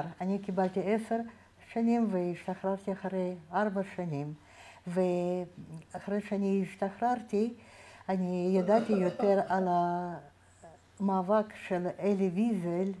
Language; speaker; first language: Hebrew; non-native, fluent; Russian